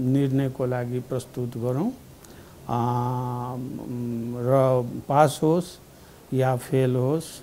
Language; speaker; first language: Nepali; non-native, local second language; Maithili